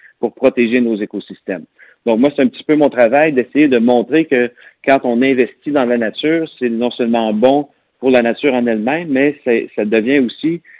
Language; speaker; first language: French; native; French